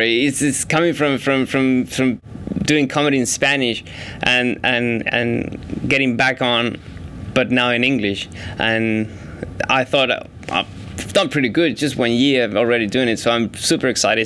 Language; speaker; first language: English; non-native, fluent; Spanish